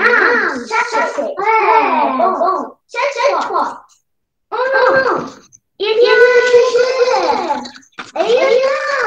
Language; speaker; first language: French; non-native, learner; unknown